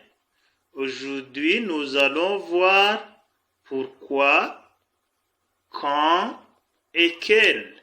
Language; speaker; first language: French; non-native, fluent; Kinyarwanda